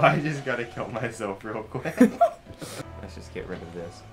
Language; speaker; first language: English; native; English